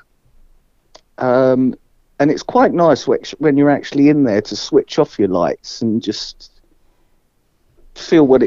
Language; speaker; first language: English; native; English